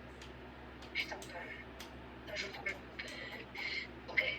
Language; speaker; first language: French; native; French